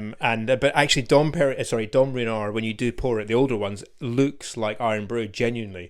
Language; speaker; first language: English; native; English